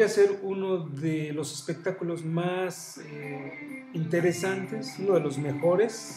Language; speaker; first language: Spanish; native; Spanish